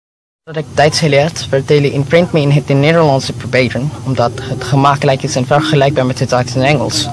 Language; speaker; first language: Dutch; non-native, learner; Filipino